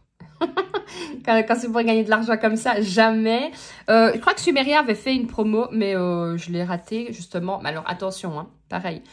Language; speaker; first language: French; native; French